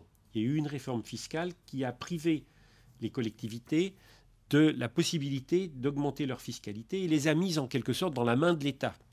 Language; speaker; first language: French; native; French